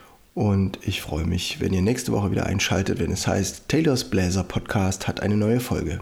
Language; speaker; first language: German; native; German